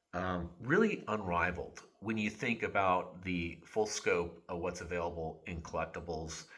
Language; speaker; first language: English; native; English